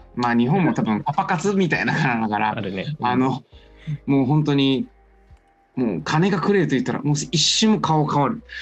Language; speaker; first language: Japanese; non-native, fluent; Chinese